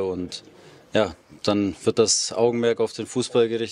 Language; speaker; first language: German; native; German